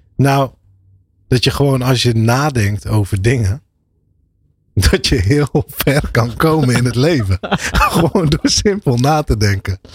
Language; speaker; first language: Dutch; early bilingual, other home language; Arabic